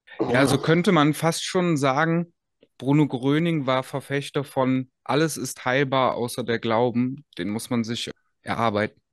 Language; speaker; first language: German; native; German